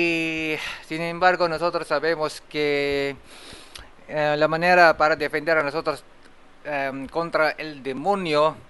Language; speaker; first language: Spanish; non-native, fluent; Japanese